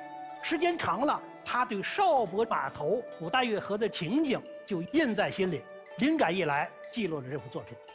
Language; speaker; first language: Chinese; native; Chinese